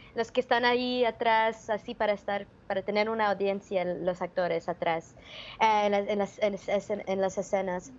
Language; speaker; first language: Spanish; early bilingual, heritage; Spanish